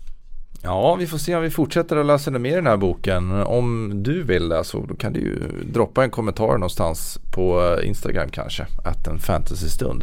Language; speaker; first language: Swedish; native; Swedish